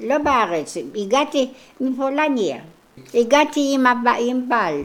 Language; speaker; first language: Hebrew; non-native, local second language; Polish